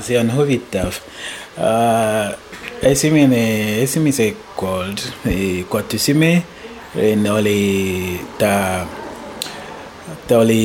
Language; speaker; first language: Estonian; non-native, learner; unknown